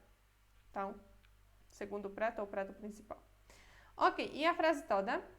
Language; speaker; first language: Portuguese; non-native, fluent; Polish